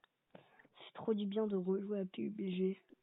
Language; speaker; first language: French; native; French